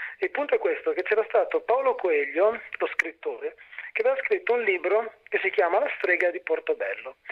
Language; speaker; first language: Italian; native; Italian